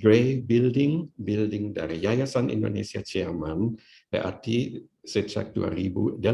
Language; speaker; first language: Indonesian; non-native, fluent; German